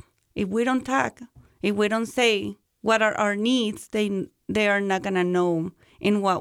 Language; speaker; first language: English; non-native, learner; Spanish